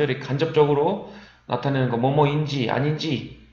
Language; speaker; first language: Korean; native; Korean